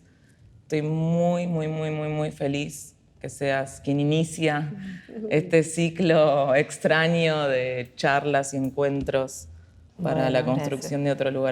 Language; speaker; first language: Spanish; native; Spanish